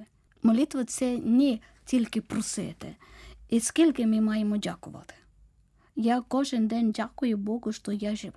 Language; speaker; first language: Ukrainian; non-native, learner; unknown